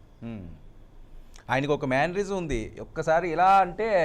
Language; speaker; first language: Telugu; native; Telugu